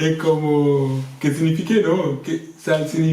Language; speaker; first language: Spanish; non-native, learner; Haitian Creole